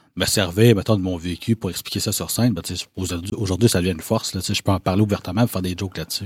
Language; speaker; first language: French; native; French